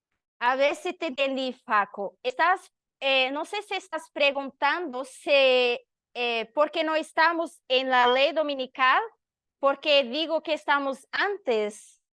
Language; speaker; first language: Spanish; non-native, learner; Portuguese